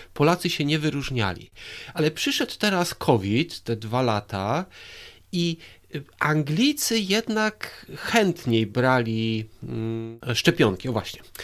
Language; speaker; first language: Polish; native; Polish